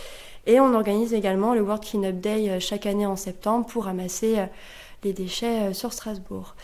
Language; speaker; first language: French; native; French